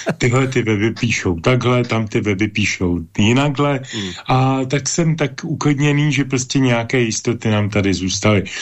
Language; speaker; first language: Czech; native; Czech